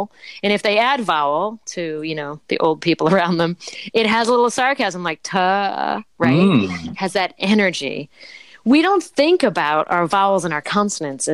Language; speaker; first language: English; native; English